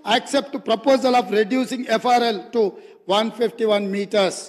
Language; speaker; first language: English; non-native, local second language; Telugu